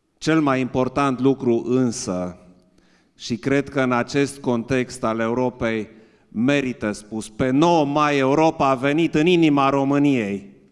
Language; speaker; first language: Romanian; non-native, local second language; German